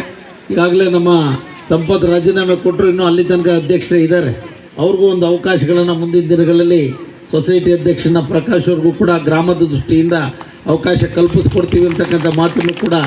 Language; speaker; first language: Kannada; native; Kannada